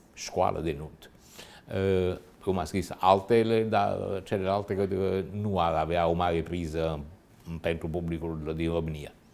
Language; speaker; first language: Romanian; non-native, fluent; Italian